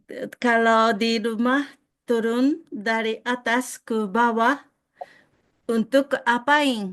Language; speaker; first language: Indonesian; non-native, learner; Japanese